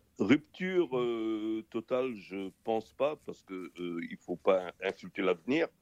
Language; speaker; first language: French; non-native, local second language; Wolof